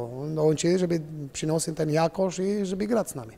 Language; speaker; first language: Polish; non-native, fluent; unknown